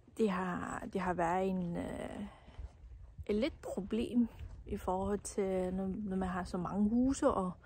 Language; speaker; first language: Danish; non-native, learner; Chinese